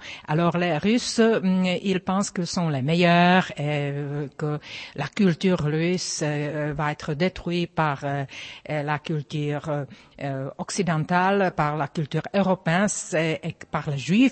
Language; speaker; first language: French; non-native, fluent; Czech